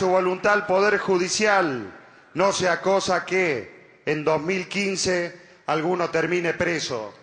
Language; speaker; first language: Spanish; native; Spanish